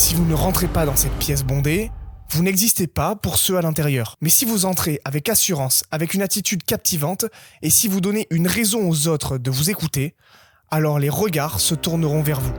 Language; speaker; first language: French; native; French